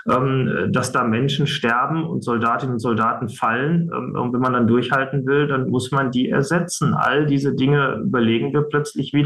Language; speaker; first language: German; native; German